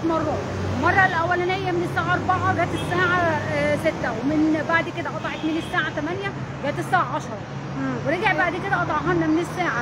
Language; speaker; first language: Arabic; native; Arabic